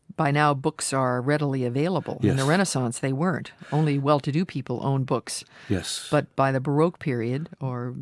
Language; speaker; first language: English; native; English